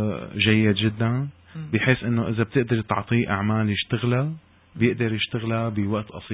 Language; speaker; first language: Arabic; native; Arabic